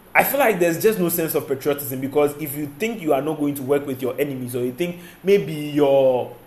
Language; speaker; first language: English; non-native, local second language; Akan